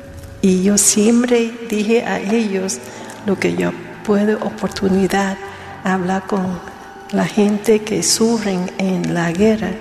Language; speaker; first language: Spanish; non-native, learner; Vietnamese